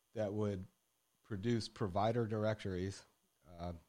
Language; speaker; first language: English; native; English